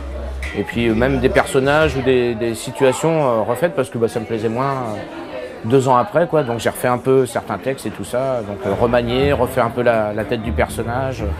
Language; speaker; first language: French; native; French